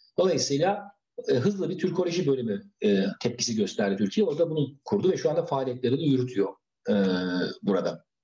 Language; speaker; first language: Turkish; native; Turkish